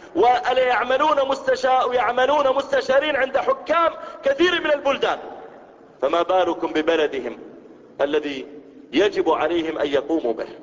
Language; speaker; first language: Arabic; native; Arabic